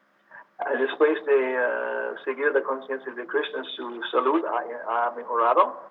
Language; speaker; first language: Spanish; non-native, learner; English